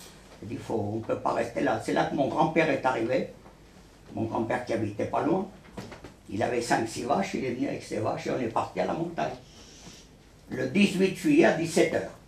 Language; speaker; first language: French; early bilingual, other home language; Spanish